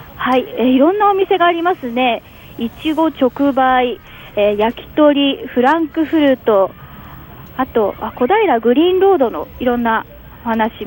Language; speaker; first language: Japanese; native; Japanese